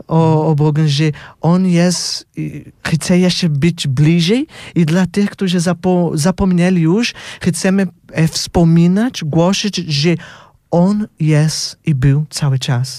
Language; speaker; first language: Polish; non-native, fluent; Portuguese